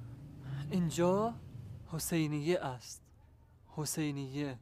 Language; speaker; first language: Persian; non-native, learner; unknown